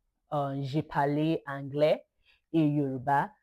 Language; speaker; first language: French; non-native, learner; Yoruba